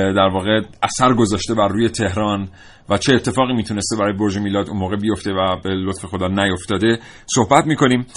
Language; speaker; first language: Persian; native; Persian